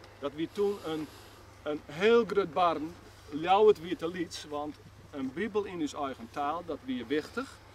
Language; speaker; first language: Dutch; non-native, local second language; Western Frisian